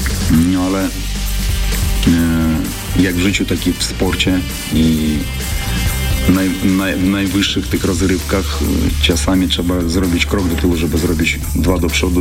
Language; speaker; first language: Polish; non-native, fluent; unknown